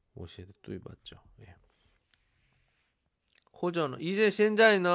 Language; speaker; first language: Chinese; non-native, learner; Korean